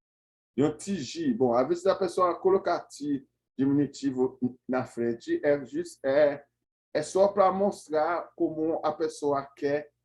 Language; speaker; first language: Portuguese; non-native, fluent; Haitian Creole